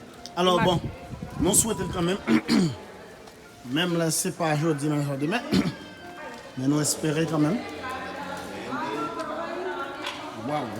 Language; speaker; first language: French; non-native, learner; Haitian Creole